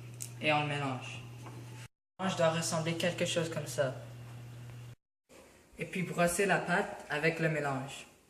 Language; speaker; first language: French; non-native, learner; English